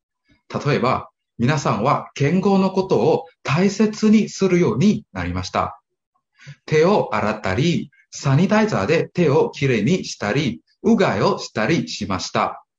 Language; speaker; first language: Japanese; non-native, learner; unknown